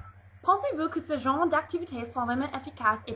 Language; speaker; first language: French; non-native, learner; English